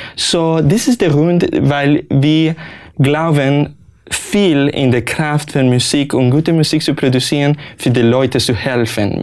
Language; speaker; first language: German; non-native, learner; Spanish